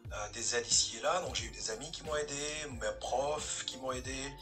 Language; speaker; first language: French; non-native, local second language; Kabyle